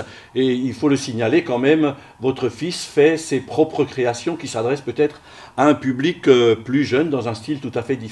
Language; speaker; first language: French; native; French